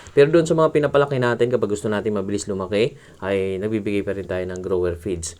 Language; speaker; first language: Filipino; non-native, local second language; Cebuano